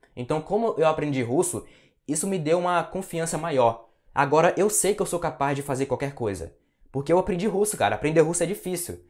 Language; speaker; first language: Portuguese; native; Portuguese